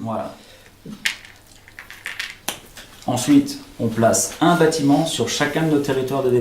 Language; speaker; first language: French; native; French